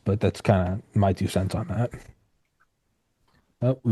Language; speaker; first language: English; native; English